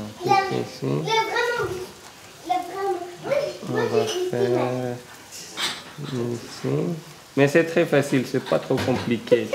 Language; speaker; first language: French; non-native, learner; Persian